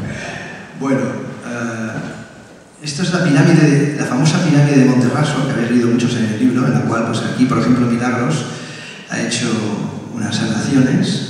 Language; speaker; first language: Spanish; native; Spanish